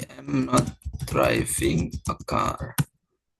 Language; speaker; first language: English; non-native, fluent; Indonesian